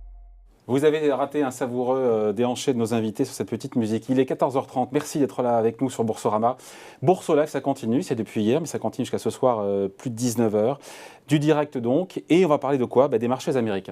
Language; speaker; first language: French; native; French